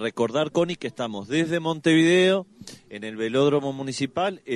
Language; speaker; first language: Spanish; native; Spanish